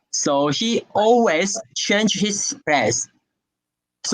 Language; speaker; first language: English; non-native, learner; Chinese